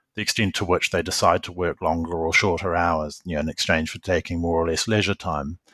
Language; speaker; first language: English; native; English